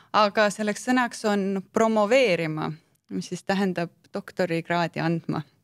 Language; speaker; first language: Estonian; native; Estonian